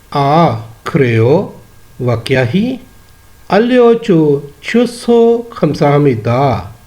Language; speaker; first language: Korean; non-native, fluent; Urdu